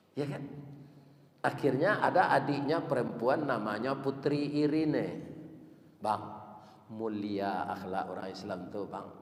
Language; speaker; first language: Malay; non-native, local second language; Minangkabau